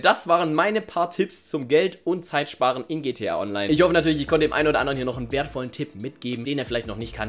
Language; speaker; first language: German; native; German